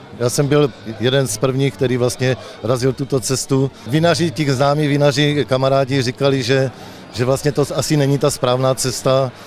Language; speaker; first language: Czech; native; Czech